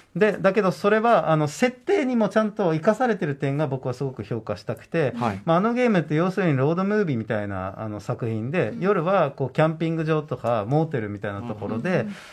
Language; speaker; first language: Japanese; non-native, fluent; Dutch